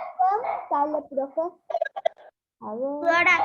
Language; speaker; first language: Spanish; native; Spanish